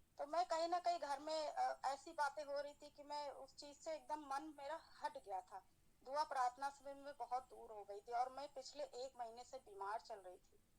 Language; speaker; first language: Hindi; native; Hindi